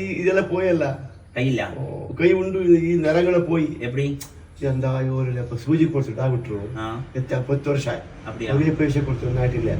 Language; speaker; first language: Malayalam; non-native, learner; Kannada